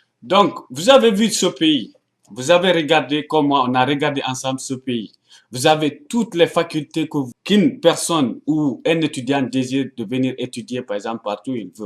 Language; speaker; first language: French; non-native, local second language; Arabic